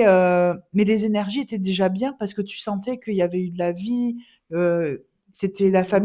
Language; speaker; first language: French; native; French